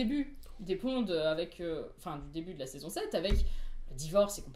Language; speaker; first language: French; native; French